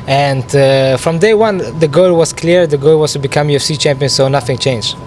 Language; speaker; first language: English; non-native, fluent; German